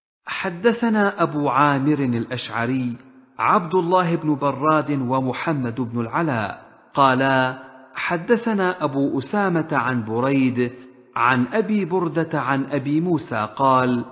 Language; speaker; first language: Arabic; native; Arabic